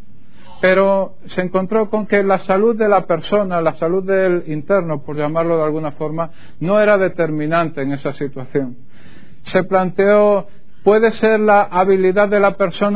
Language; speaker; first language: Spanish; native; Spanish